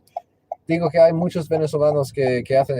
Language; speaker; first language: Spanish; non-native, local second language; English